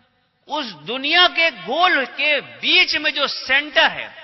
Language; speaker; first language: Urdu; native; Urdu